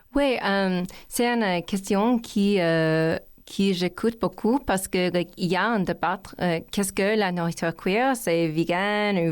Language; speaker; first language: French; non-native, learner; English